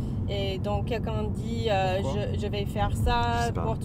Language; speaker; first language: French; non-native, learner; English